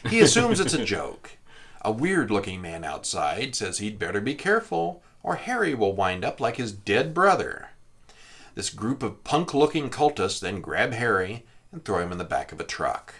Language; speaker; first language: English; native; English